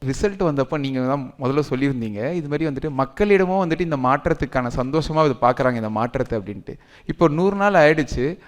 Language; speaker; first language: Tamil; native; Tamil